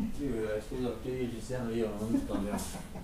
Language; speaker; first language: Italian; non-native, learner; Arabic